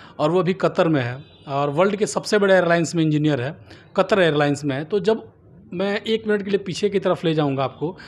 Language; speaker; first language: Hindi; native; Hindi